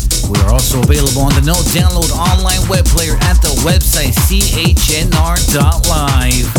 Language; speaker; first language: English; native; English